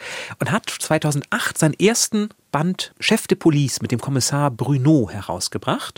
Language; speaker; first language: German; native; German